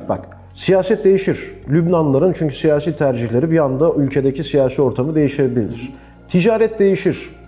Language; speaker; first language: Turkish; native; Turkish